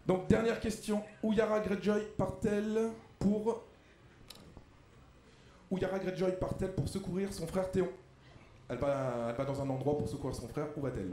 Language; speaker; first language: French; native; French